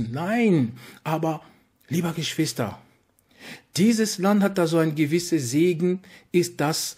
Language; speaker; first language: German; non-native, fluent; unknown